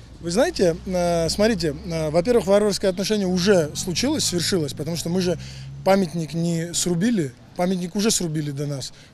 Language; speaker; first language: Russian; non-native, local second language; Georgian